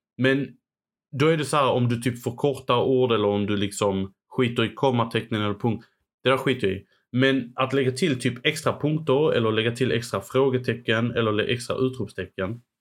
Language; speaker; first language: Swedish; early bilingual, other home language; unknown